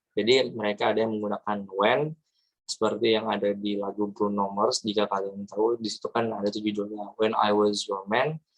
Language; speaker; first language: Indonesian; native; Indonesian